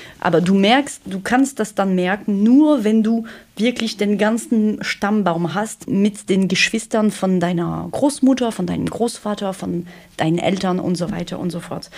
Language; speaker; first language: German; non-native, fluent; French